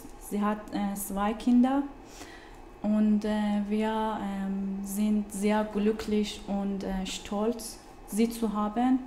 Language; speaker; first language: German; non-native, learner; Persian